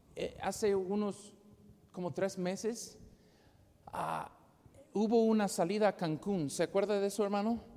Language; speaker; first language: Spanish; non-native, fluent; English